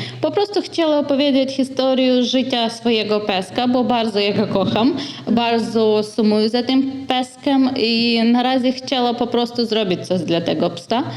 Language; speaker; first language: Polish; non-native, learner; Ukrainian